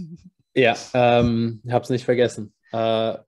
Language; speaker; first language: German; native; German